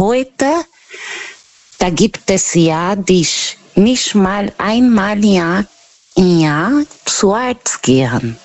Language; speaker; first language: German; non-native, fluent; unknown